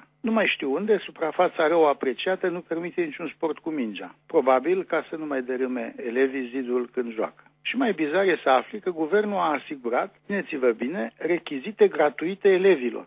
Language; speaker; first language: Romanian; native; Romanian